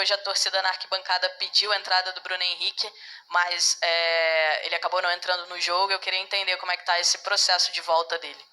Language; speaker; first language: Portuguese; native; Portuguese